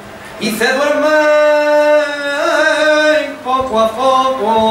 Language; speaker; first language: Spanish; native; Spanish